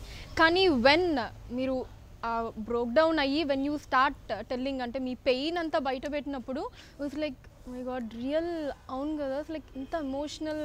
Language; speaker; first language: Telugu; native; Telugu